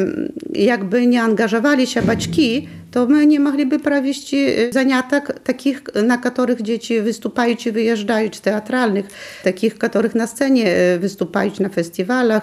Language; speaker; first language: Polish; non-native, local second language; Belarusian